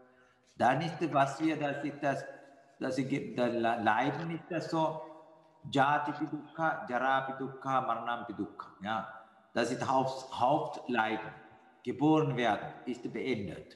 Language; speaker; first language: German; non-native, fluent; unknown